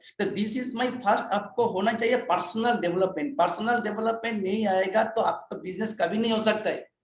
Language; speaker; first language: Hindi; non-native, local second language; Bangla